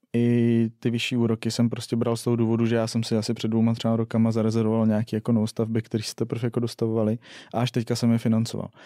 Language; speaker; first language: Czech; non-native, local second language; Russian